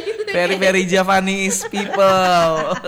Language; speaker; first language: English; non-native, learner; Indonesian